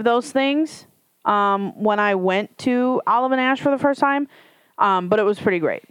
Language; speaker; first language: English; native; English